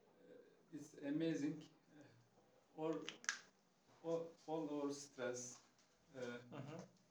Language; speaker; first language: English; non-native, learner; Turkish